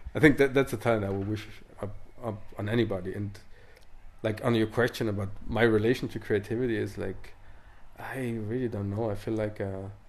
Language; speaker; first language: English; non-native, fluent; Italian